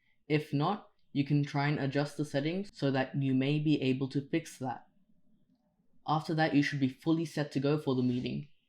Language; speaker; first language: English; native; English